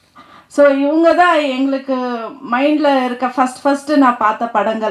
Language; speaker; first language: Tamil; non-native, fluent; Telugu